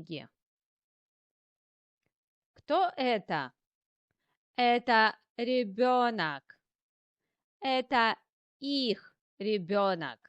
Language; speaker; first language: Russian; non-native, learner; English